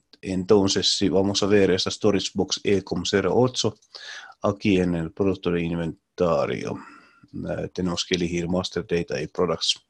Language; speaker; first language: Spanish; non-native, learner; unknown